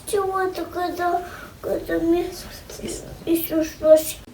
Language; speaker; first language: Russian; early bilingual, heritage; Russian